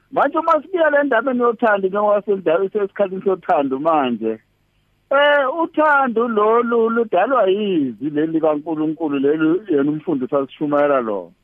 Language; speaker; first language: Zulu; non-native, local second language; Swati